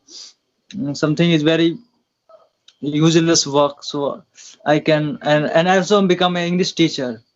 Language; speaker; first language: English; non-native, learner; Hindi